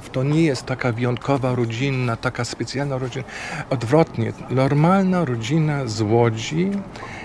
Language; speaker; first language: Polish; non-native, fluent; German